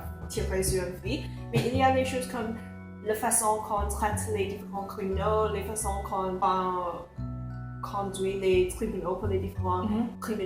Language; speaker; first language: French; non-native, local second language; English